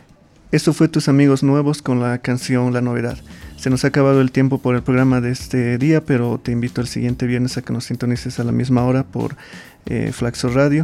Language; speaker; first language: Spanish; native; Spanish